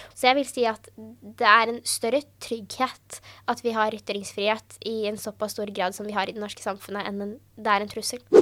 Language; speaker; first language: Norwegian; early bilingual, other home language; Urdu